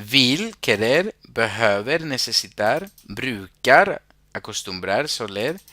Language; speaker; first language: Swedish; non-native, fluent; Spanish